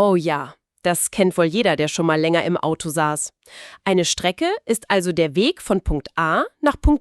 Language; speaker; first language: German; native; German